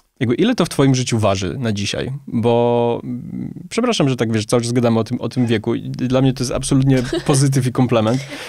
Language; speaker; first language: Polish; native; Polish